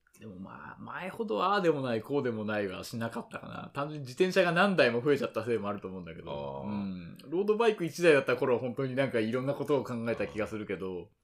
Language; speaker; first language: Japanese; native; Japanese